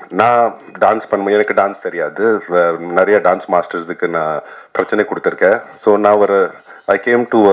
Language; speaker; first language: Tamil; non-native, fluent; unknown